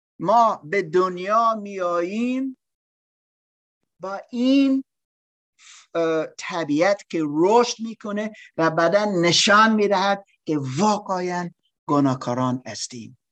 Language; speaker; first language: Persian; non-native, learner; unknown